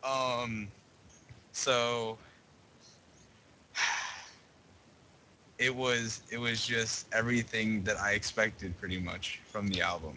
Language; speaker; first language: English; native; English